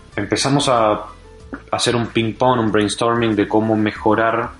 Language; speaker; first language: Spanish; native; Spanish